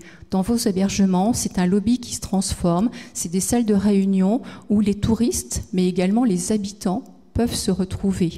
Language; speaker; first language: French; native; French